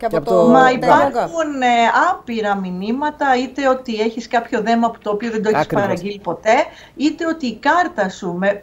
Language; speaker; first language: Greek; native; Greek